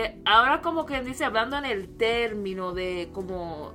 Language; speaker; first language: Spanish; early bilingual, other home language; English